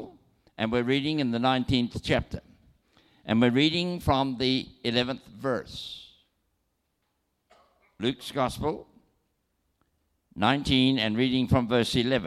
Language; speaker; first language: English; native; English